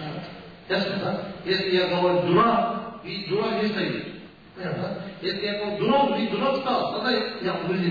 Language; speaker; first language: Russian; non-native, learner; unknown